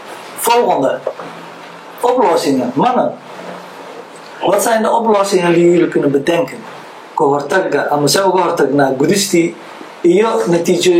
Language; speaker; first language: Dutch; early bilingual, other home language; Somali